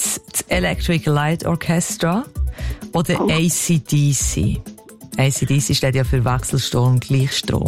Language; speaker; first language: German; native; German